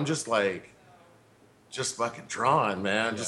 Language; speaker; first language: English; native; English